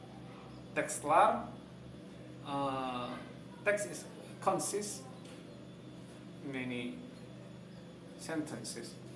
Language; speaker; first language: English; non-native, learner; Javanese